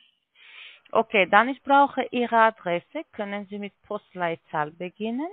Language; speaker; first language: German; non-native, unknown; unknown